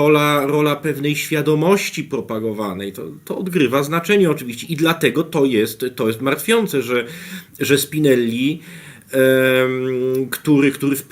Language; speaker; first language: Polish; native; Polish